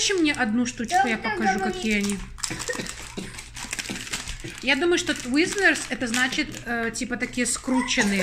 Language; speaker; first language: Russian; native; Russian